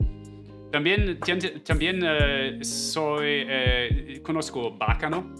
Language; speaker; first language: Spanish; non-native, fluent; German